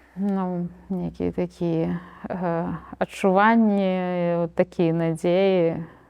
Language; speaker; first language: Belarusian; non-native, local second language; Russian